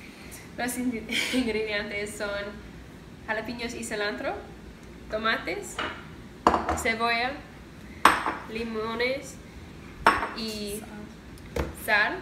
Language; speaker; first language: Spanish; non-native, learner; English